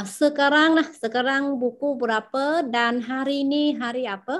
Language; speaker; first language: Indonesian; non-native, fluent; Vietnamese